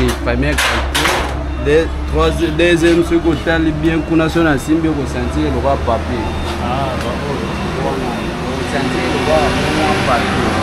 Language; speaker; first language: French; non-native, local second language; Lingala